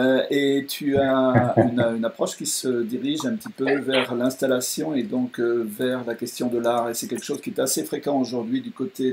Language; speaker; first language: French; native; French